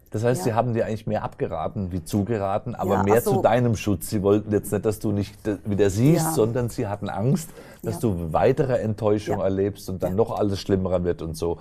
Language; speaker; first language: German; native; German